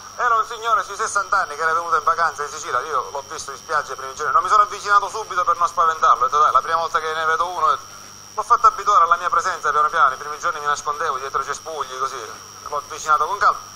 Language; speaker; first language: Italian; native; Italian